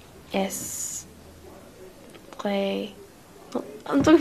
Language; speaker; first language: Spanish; non-native, learner; English